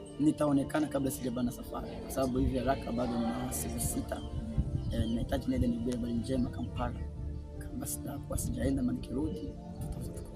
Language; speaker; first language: Swahili; non-native, local second language; Rundi